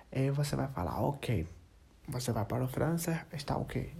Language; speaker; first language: Portuguese; non-native, learner; English